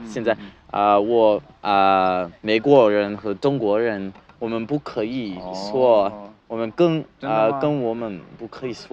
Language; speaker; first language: Chinese; non-native, learner; English